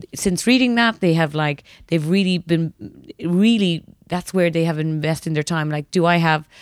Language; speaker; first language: English; native; English